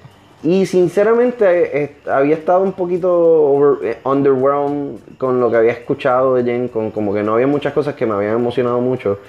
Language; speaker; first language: Spanish; native; Spanish